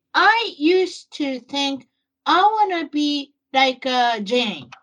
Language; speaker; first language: English; non-native, learner; Japanese